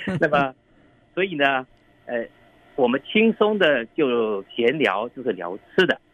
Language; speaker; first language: Chinese; native; Chinese